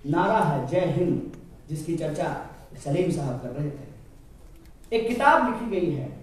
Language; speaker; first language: Hindi; native; Hindi